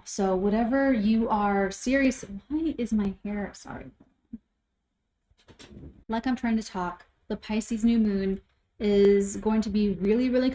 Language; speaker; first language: English; native; English